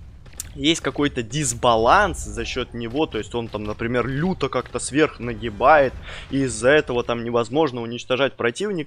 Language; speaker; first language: Russian; native; Russian